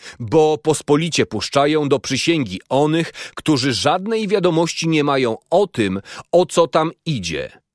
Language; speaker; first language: Polish; native; Polish